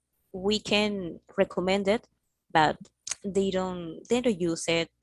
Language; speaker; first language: English; non-native, learner; Spanish